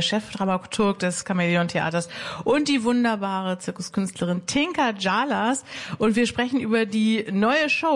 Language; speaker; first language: German; native; German